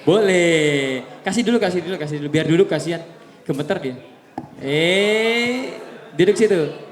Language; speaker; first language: Indonesian; native; Indonesian